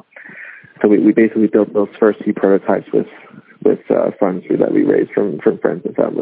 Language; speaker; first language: English; non-native, local second language; Cantonese